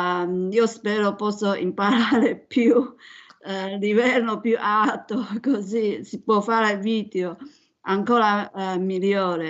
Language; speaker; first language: Italian; non-native, learner; Chinese